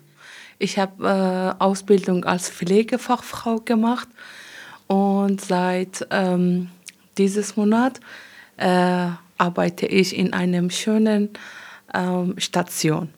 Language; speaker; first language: German; non-native, learner; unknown